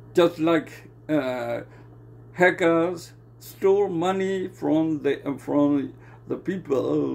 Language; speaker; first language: English; non-native, learner; Burmese